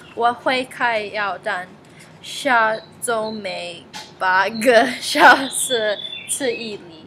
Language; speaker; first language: Chinese; non-native, learner; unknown